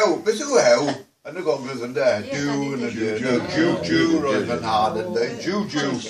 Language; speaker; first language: Welsh; non-native, fluent; English